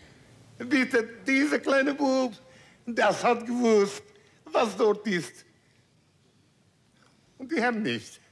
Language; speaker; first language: German; non-native, fluent; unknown